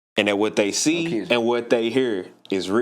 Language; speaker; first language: English; native; English